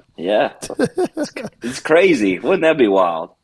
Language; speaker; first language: English; native; English